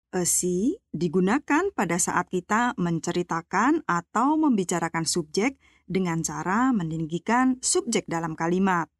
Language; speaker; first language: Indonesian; native; Indonesian